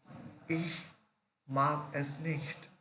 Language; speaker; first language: German; non-native, learner; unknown